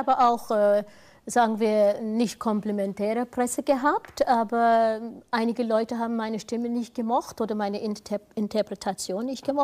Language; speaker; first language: German; non-native, fluent; English